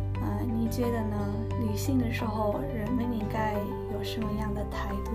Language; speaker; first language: Chinese; non-native, learner; English